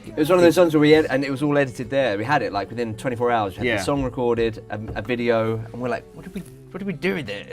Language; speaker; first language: English; native; English